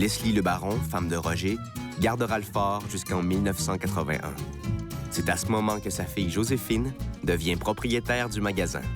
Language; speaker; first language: French; native; French